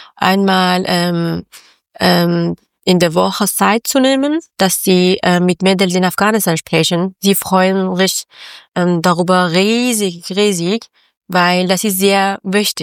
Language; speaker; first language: German; non-native, learner; Persian